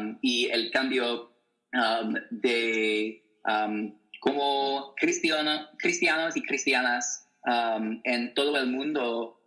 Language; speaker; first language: Spanish; non-native, learner; English